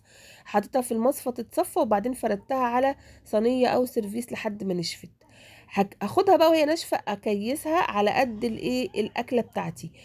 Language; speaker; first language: Arabic; native; Arabic